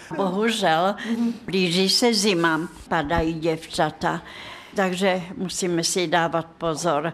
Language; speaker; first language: Czech; non-native, fluent; Russian